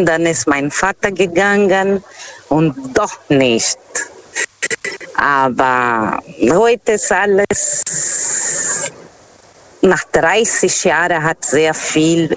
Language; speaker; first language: German; non-native, learner; Portuguese